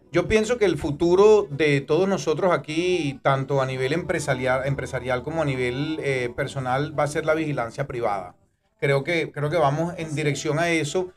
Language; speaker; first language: Spanish; native; Spanish